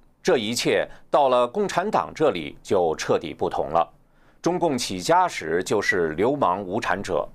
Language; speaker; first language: Chinese; native; Chinese